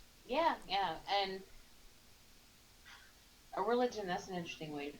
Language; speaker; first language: English; native; English